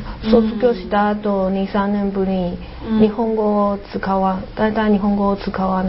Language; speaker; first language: Japanese; non-native, learner; Chinese